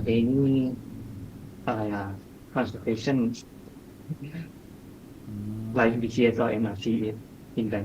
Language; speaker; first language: English; non-native, learner; Thai